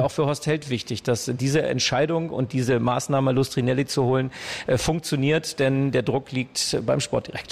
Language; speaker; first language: German; native; German